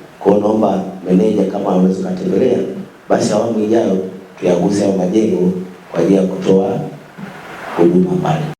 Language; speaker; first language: Swahili; native; Swahili